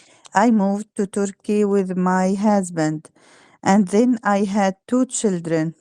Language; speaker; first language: English; non-native, learner; Arabic